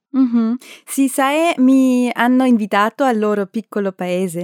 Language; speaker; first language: Italian; non-native, learner; German